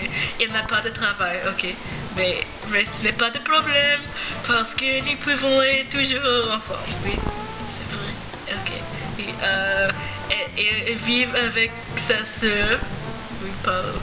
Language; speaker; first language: French; non-native, learner; English